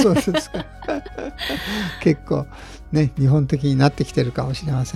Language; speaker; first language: Japanese; native; Japanese